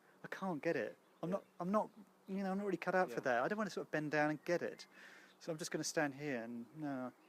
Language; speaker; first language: English; native; English